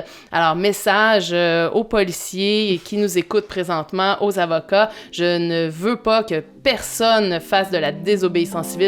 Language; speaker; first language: French; native; French